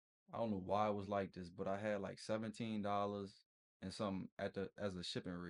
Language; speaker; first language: English; native; English